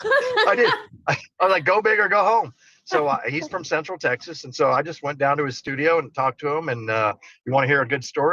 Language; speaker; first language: English; native; English